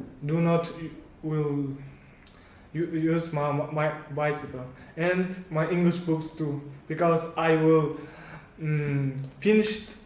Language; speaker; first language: English; non-native, learner; Kazakh